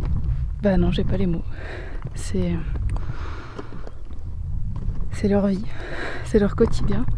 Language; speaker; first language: French; native; French